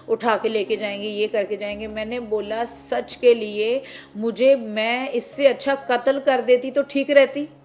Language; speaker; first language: Hindi; non-native, local second language; Punjabi